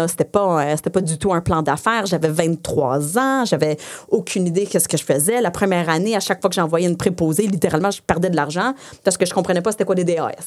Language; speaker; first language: French; non-native, local second language; English